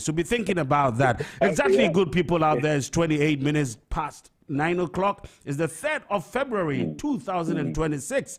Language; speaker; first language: English; non-native, local second language; Akan